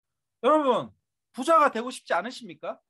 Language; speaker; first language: Korean; native; Korean